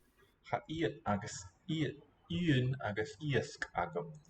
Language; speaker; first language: Irish; non-native, learner; English